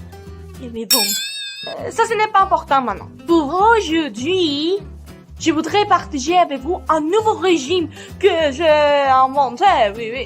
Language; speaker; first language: French; non-native, learner; Spanish